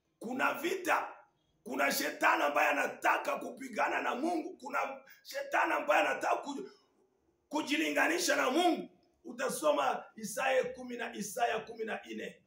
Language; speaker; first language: Swahili; non-native, local second language; Kinyarwanda